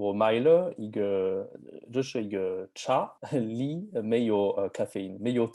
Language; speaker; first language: Chinese; non-native, learner; French